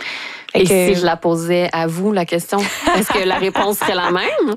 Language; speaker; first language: French; native; French